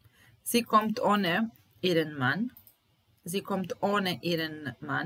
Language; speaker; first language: German; non-native, fluent; Italian